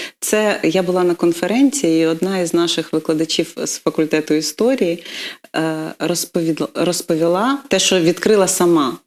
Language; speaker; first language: Ukrainian; non-native, local second language; Russian